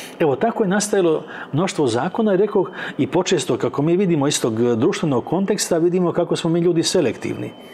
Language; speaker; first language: Croatian; native; Croatian